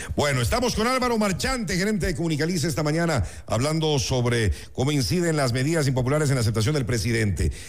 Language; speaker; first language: Spanish; native; Spanish